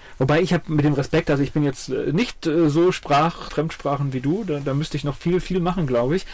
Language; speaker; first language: German; native; German